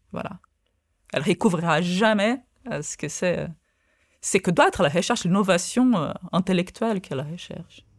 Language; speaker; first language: French; non-native, fluent; Portuguese